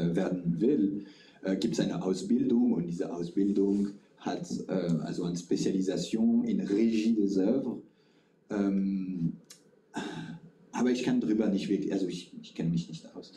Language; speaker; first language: German; non-native, fluent; French